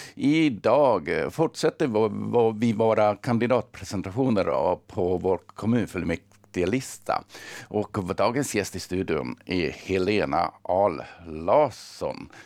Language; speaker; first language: Swedish; native; Swedish